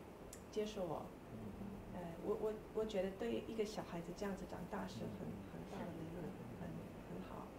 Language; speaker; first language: Chinese; early bilingual, heritage; English